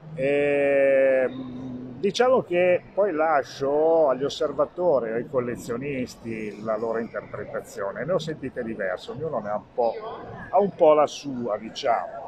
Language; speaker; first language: Italian; native; Italian